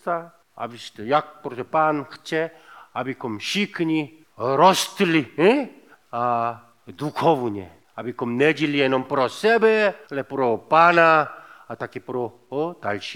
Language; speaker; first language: Czech; non-native, fluent; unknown